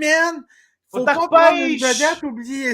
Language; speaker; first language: French; native; French